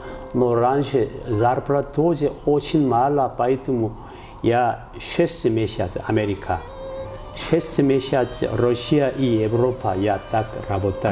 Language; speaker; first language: Russian; non-native, learner; Korean